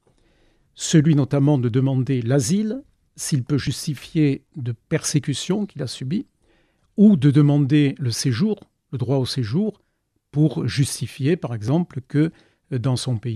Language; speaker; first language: French; native; French